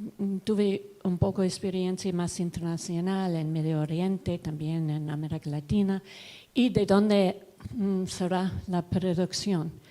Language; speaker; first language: Spanish; non-native, learner; English